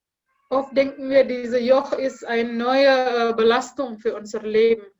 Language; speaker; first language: German; non-native, learner; Indonesian